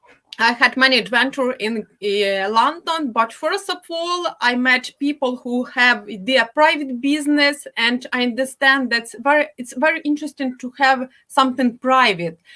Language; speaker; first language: English; non-native, fluent; Ukrainian